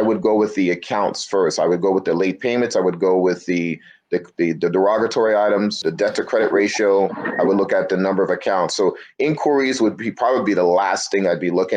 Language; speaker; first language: English; native; English